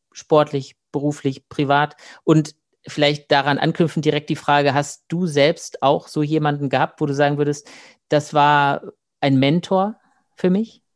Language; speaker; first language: German; native; German